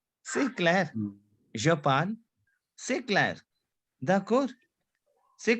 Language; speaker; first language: French; non-native, fluent; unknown